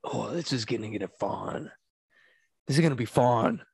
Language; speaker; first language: English; native; English